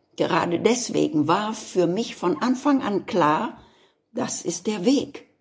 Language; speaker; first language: German; native; German